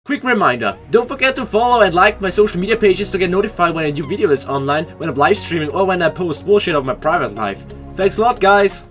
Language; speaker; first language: English; non-native, fluent; German